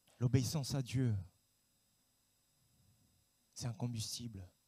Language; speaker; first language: French; native; French